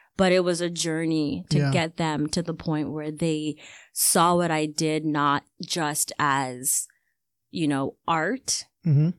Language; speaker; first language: English; early bilingual, other home language; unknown